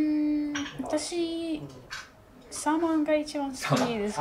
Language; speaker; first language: Japanese; non-native, fluent; Russian